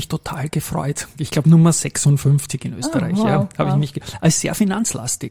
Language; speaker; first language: German; native; German